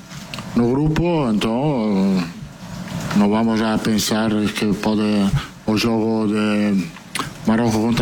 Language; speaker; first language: Portuguese; non-native, fluent; Italian